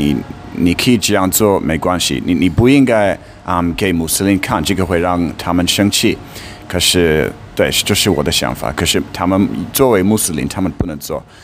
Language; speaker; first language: Chinese; non-native, fluent; English